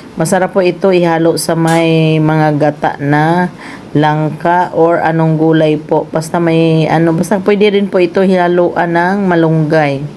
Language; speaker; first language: Filipino; non-native, local second language; Cebuano